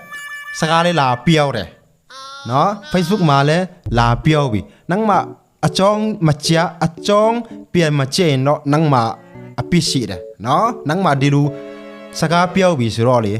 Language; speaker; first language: Burmese; non-native, local second language; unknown